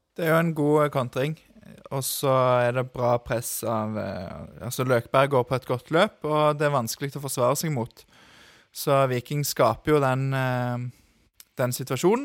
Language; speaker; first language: Norwegian; native; Norwegian